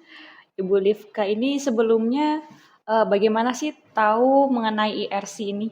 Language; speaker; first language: Indonesian; native; Indonesian